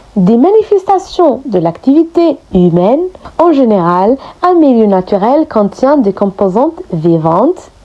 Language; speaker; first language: French; non-native, local second language; Arabic